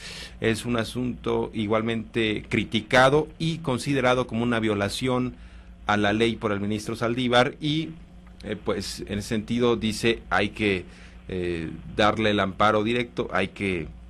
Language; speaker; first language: Spanish; native; Spanish